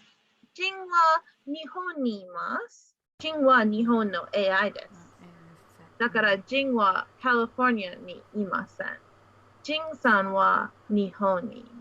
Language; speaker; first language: Japanese; non-native, fluent; English